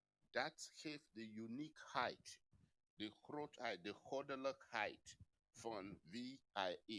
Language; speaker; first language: Dutch; non-native, fluent; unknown